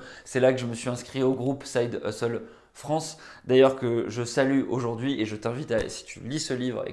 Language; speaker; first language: French; native; French